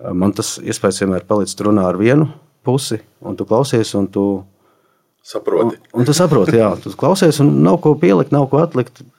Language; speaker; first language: Latvian; native; Latvian